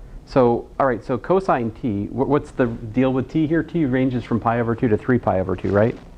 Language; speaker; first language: English; native; English